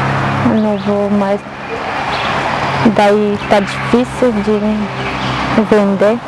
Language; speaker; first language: Portuguese; non-native, local second language; Guarani